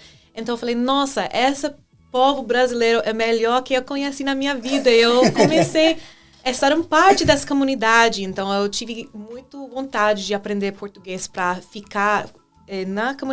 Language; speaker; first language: Portuguese; non-native, fluent; English